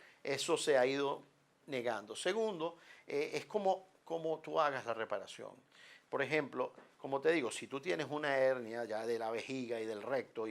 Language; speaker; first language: Spanish; native; Spanish